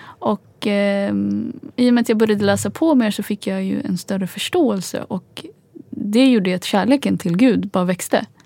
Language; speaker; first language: Swedish; early bilingual, other home language; Arabic